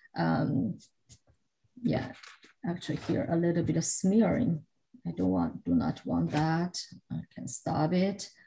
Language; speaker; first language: English; non-native, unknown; Chinese